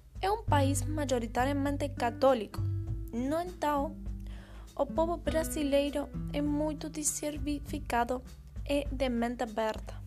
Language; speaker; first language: Portuguese; non-native, learner; Spanish